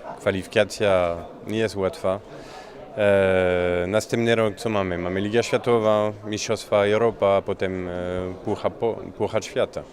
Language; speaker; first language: Polish; non-native, learner; French